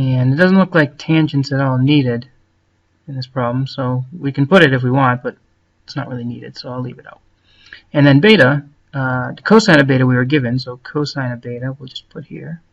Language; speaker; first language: English; native; English